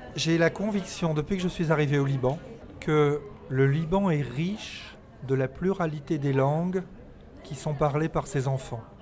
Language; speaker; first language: French; native; French